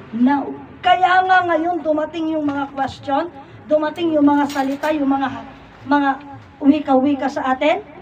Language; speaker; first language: Filipino; non-native, local second language; Iloko